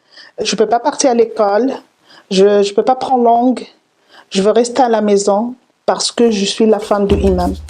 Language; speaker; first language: French; non-native, learner; Arabic